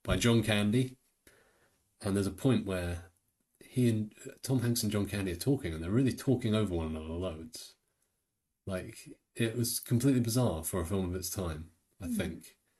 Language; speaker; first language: English; native; English